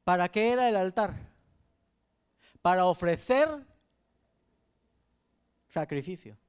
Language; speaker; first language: Spanish; native; Spanish